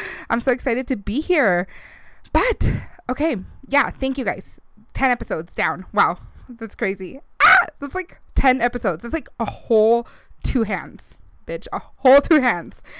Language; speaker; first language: English; early bilingual, other home language; Spanish